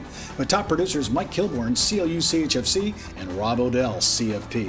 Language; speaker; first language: English; native; English